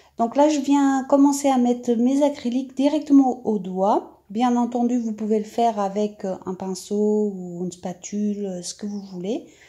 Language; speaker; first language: French; native; French